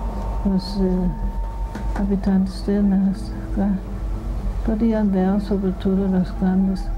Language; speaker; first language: Spanish; non-native, fluent; German